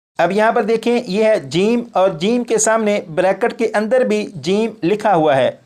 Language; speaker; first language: Urdu; native; Urdu